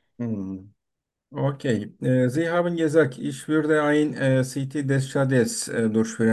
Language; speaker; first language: German; non-native, fluent; Turkish